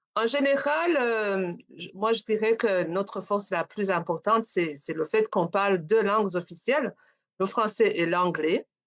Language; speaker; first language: French; non-native, local second language; Rundi